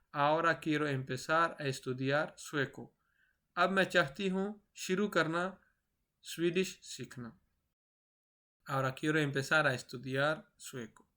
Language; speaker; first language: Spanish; non-native, fluent; Urdu